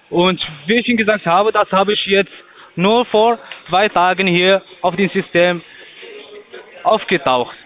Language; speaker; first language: German; non-native, learner; Arabic